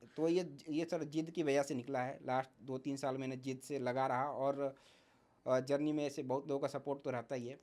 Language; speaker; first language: Hindi; native; Hindi